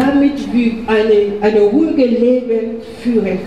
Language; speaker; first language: German; non-native, learner; French